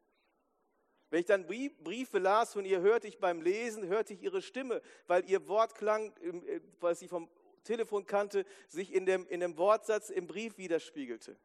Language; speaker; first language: German; native; German